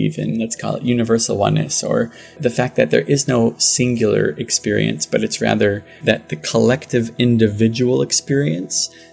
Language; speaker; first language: English; native; English